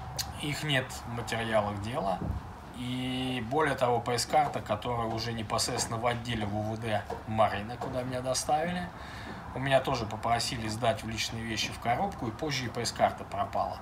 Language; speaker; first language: Russian; native; Russian